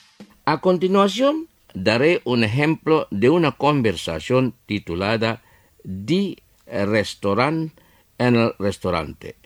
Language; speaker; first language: Spanish; non-native, fluent; Indonesian